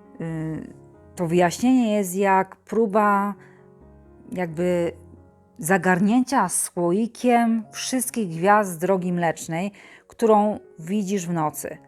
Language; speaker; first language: Polish; native; Polish